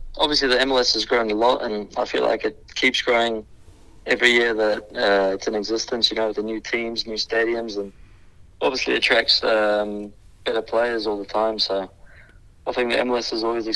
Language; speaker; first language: English; native; English